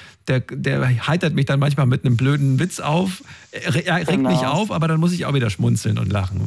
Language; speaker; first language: German; native; German